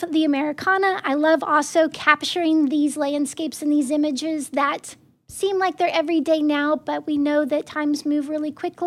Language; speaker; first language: English; native; English